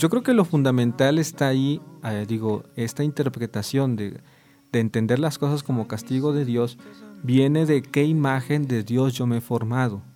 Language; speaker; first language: Spanish; native; Spanish